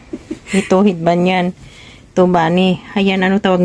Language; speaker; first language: Filipino; native; Filipino